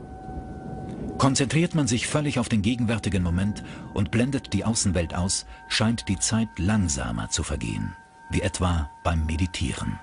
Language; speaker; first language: German; native; German